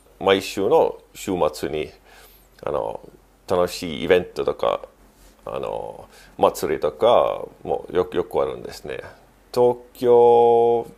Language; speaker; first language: Japanese; non-native, fluent; Estonian